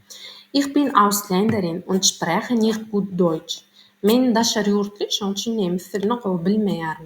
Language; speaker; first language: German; non-native, learner; Turkmen